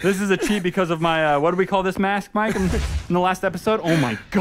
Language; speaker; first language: English; native; English